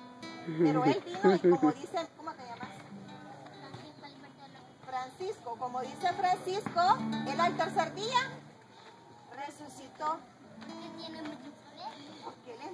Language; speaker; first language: Spanish; native; Spanish